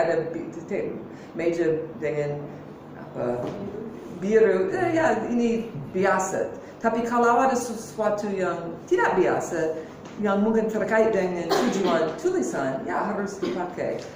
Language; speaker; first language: Indonesian; non-native, fluent; English